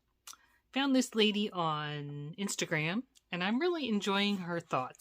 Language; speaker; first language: English; native; English